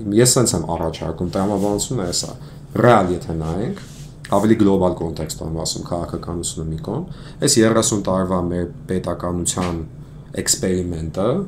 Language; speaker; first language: Armenian; early bilingual, heritage; Armenian